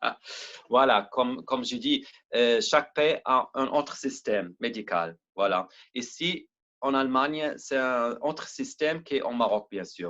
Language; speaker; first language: French; non-native, learner; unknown